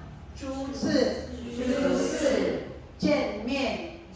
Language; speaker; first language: Chinese; non-native, fluent; Filipino